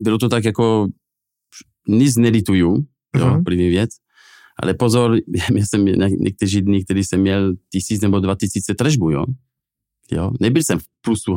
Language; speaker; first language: Czech; non-native, fluent; French